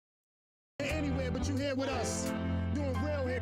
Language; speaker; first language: English; native; English